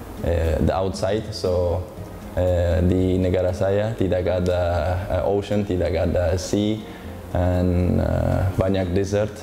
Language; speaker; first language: Indonesian; non-native, learner; Uzbek